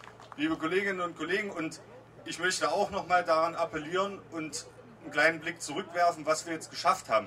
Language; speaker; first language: German; native; German